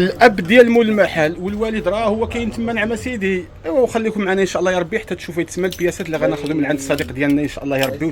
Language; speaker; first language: Arabic; native; Arabic